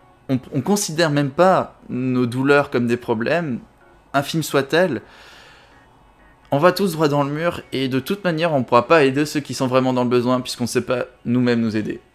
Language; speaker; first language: French; native; French